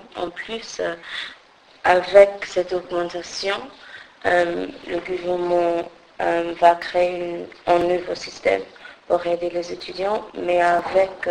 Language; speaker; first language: French; non-native, fluent; English